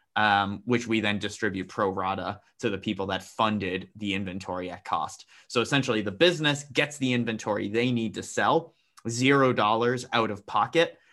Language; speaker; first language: English; native; English